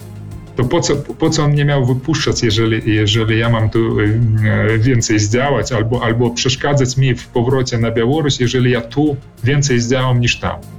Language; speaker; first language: Polish; early bilingual, heritage; Polish